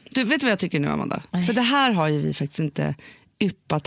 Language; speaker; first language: Swedish; native; Swedish